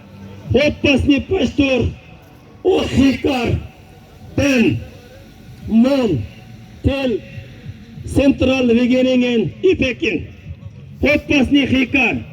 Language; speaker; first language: Swedish; non-native, learner; Uyghur